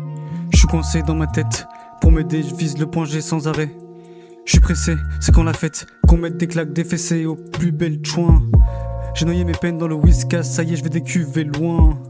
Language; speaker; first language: French; native; French